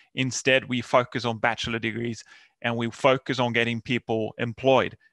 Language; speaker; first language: English; non-native, fluent; Finnish